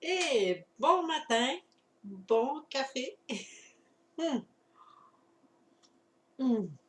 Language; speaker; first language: French; native; French